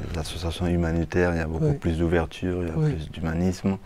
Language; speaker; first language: French; non-native, local second language; Mossi